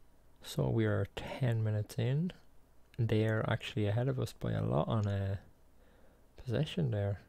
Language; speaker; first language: English; native; English